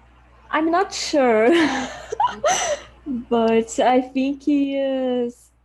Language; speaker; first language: English; non-native, learner; Portuguese